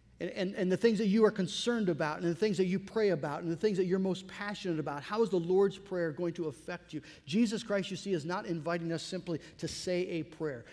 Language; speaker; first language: English; native; English